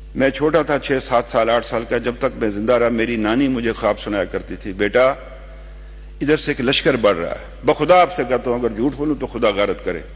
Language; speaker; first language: Urdu; native; Urdu